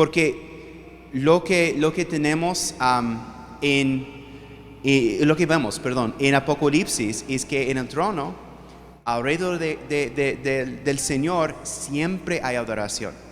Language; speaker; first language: Spanish; non-native, fluent; English